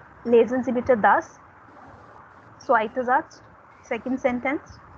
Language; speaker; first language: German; non-native, fluent; Hindi